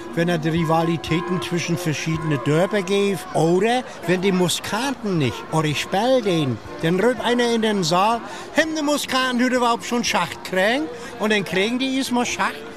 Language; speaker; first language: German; native; German